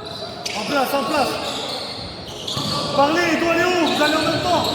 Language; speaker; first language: French; native; French